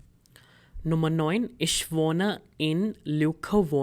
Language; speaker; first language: German; non-native, fluent; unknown